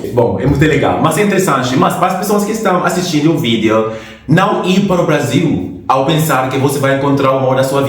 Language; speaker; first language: Portuguese; non-native, fluent; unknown